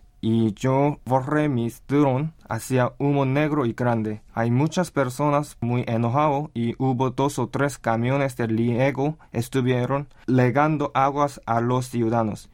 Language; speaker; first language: Spanish; non-native, learner; Korean